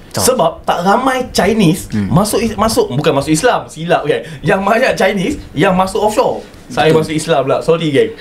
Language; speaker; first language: Malay; native; Malay